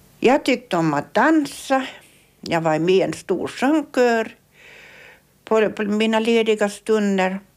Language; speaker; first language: Swedish; native; Swedish